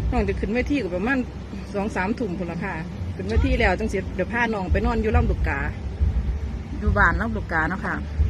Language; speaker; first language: Thai; native; Thai